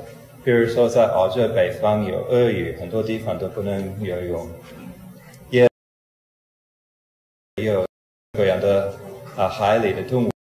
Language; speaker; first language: Chinese; non-native, fluent; English